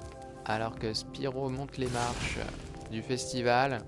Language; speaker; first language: French; native; French